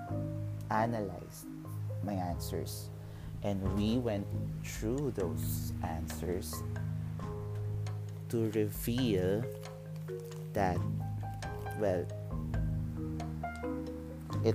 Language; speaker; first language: English; non-native, local second language; Filipino